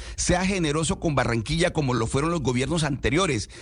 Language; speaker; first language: Spanish; native; Spanish